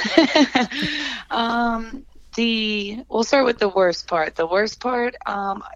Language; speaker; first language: English; native; English